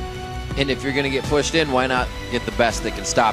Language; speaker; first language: English; native; English